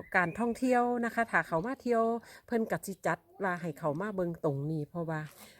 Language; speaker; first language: Thai; non-native, local second language; Northeastern Thai